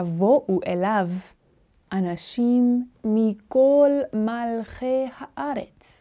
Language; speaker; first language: Hebrew; non-native, fluent; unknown